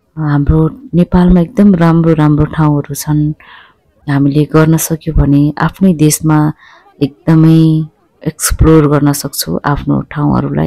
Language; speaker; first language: Nepali; non-native, local second language; Eastern Tamang